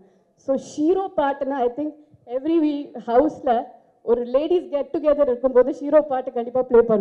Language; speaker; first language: Tamil; non-native, fluent; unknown